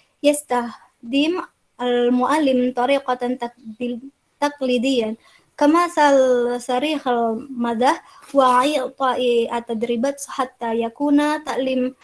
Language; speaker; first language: Arabic; non-native, learner; Indonesian